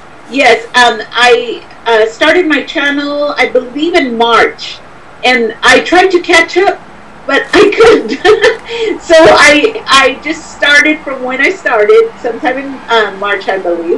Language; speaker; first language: English; native; English